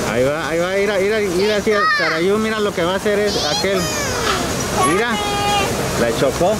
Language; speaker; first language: Spanish; native; Spanish